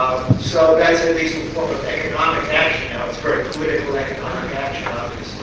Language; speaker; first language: English; native; English